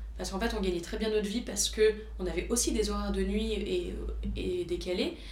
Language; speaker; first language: French; early bilingual, other home language; Romanian